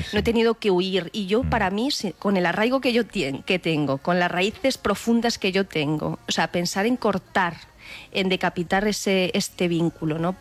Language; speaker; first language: Spanish; native; Spanish